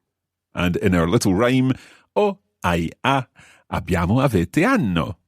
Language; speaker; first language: Italian; non-native, fluent; English